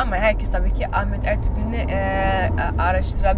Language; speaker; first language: Turkish; early bilingual, heritage; Turkish